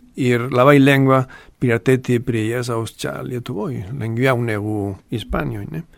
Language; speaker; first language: Lithuanian; non-native, fluent; Spanish